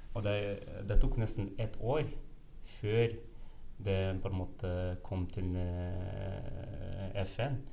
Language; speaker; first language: Norwegian; non-native, fluent; Uyghur